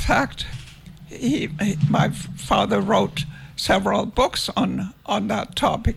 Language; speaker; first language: English; non-native, fluent; Danish